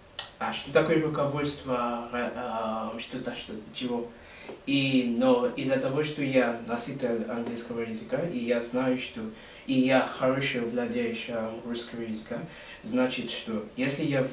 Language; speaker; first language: Russian; non-native, learner; English